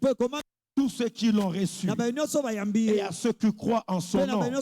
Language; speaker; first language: French; non-native, local second language; Lingala